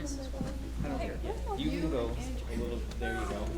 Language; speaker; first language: English; native; English